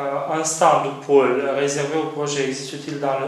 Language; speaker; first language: French; non-native, fluent; Romanian